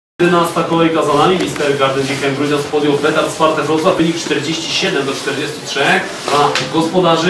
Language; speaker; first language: Polish; native; Polish